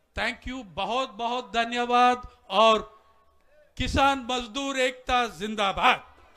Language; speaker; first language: Hindi; non-native, local second language; Telugu